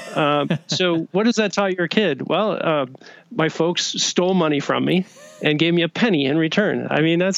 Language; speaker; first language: English; native; English